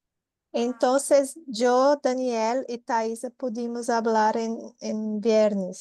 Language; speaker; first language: Spanish; non-native, learner; Portuguese